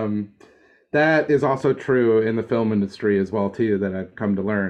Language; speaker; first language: English; native; English